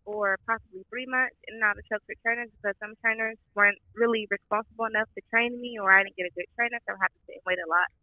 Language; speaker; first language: English; native; English